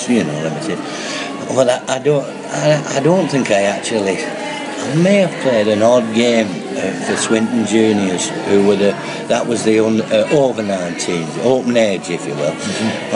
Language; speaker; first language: English; native; English